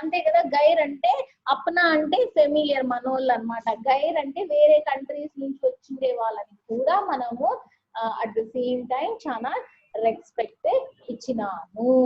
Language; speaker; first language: Telugu; non-native, local second language; Urdu